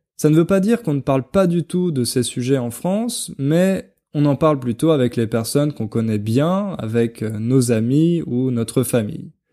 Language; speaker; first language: French; native; French